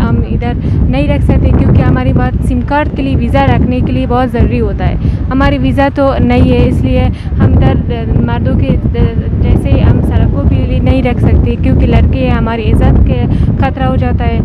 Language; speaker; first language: Hindi; non-native, local second language; Persian